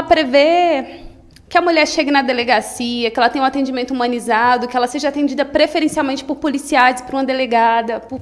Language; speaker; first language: Portuguese; native; Portuguese